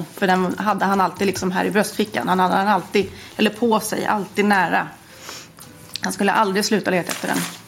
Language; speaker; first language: Swedish; native; Swedish